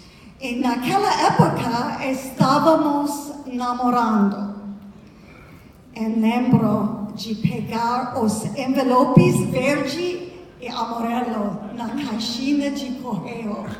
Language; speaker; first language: Portuguese; non-native, learner; English